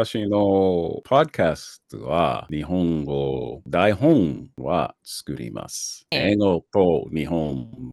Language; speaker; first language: Japanese; non-native, learner; English